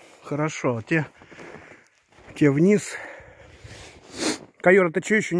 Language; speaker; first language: Russian; native; Russian